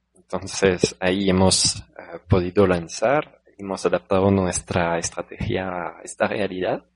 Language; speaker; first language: Spanish; non-native, fluent; French